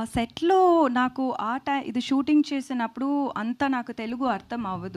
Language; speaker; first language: Telugu; non-native, learner; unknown